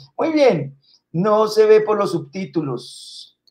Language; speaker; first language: Spanish; native; Spanish